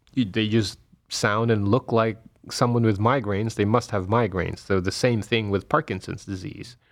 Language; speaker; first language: English; non-native, local second language; Filipino